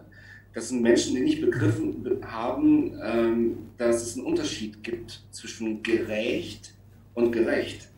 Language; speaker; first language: German; native; German